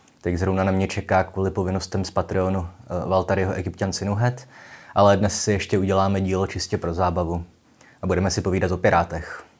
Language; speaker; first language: Czech; native; Czech